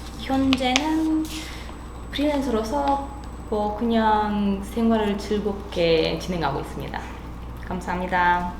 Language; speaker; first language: Korean; non-native, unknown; Romanian